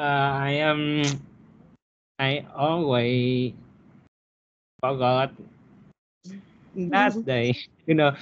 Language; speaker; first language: English; non-native, learner; Vietnamese